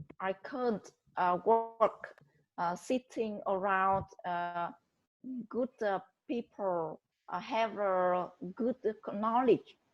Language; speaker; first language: English; non-native, learner; Vietnamese